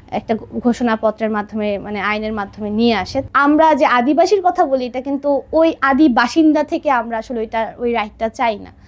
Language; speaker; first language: Bangla; non-native, local second language; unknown